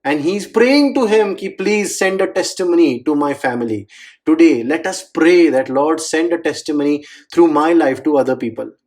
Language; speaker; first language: English; non-native, local second language; Marathi